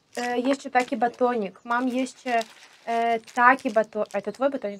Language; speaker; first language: Polish; non-native, fluent; Russian